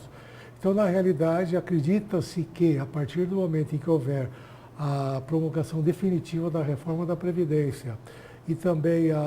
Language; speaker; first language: Portuguese; native; Portuguese